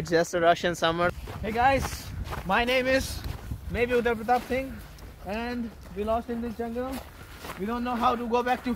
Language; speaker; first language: English; non-native, local second language; Hindi